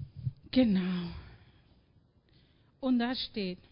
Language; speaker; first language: German; non-native, fluent; Spanish